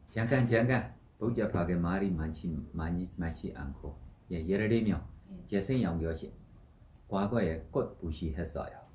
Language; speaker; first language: Korean; non-native, learner; Burmese